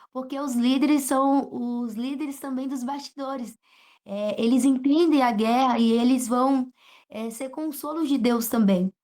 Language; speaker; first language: Portuguese; native; Portuguese